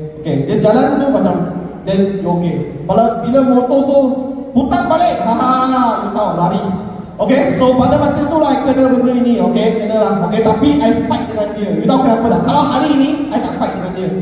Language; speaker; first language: Malay; non-native, local second language; Chinese